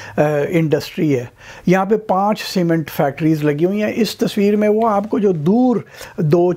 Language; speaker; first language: Urdu; non-native, local second language; Punjabi